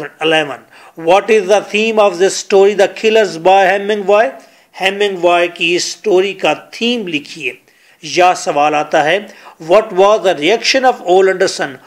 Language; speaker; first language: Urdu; non-native, local second language; Punjabi